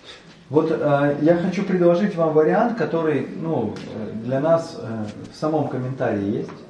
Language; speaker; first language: Russian; native; Russian